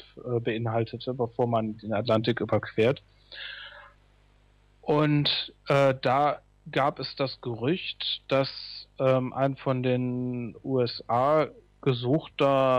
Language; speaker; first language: German; native; German